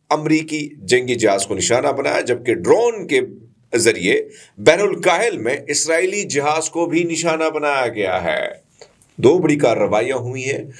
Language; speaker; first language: Urdu; non-native, local second language; Punjabi